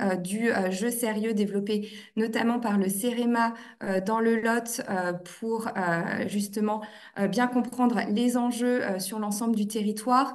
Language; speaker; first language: French; native; French